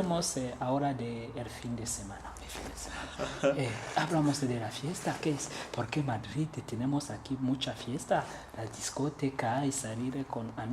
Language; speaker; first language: Spanish; non-native, learner; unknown